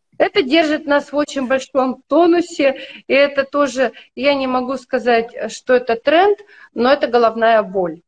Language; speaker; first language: Russian; native; Russian